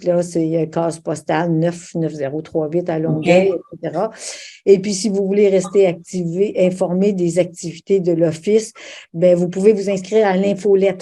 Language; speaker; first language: French; native; French